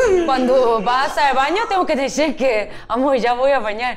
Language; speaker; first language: Spanish; non-native, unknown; Korean